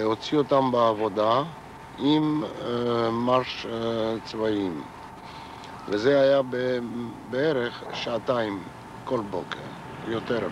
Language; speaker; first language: Hebrew; non-native, fluent; Ladino